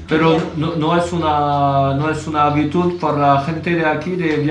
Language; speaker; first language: Spanish; non-native, fluent; French